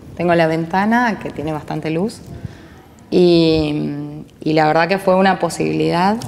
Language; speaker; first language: Spanish; native; Spanish